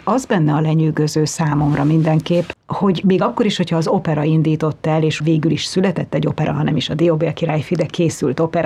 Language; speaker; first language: Hungarian; native; Hungarian